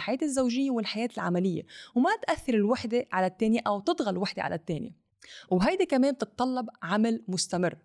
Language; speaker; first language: Arabic; native; Arabic